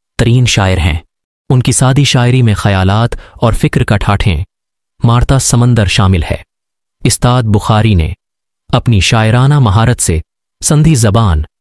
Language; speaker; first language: Urdu; non-native, local second language; Sindhi